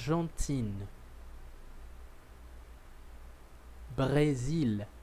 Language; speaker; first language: French; non-native, learner; Portuguese